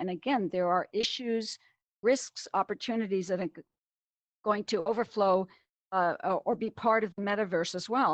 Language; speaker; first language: English; native; English